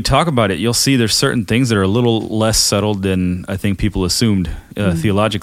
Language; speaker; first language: English; early bilingual, other home language; German